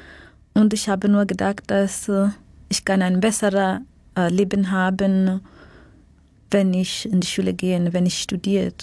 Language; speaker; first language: German; non-native, learner; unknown